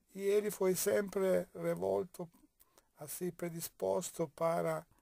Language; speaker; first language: Portuguese; non-native, fluent; Italian